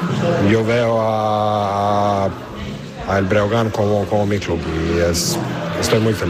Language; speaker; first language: Spanish; non-native, learner; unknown